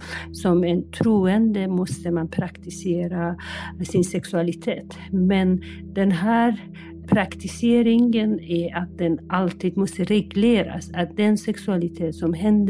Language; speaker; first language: Swedish; non-native, fluent; Persian